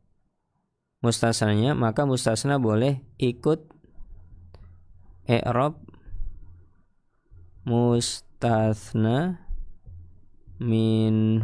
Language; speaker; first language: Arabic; non-native, fluent; Indonesian